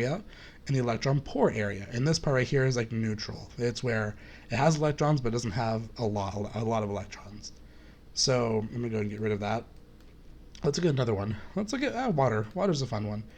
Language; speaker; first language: English; native; English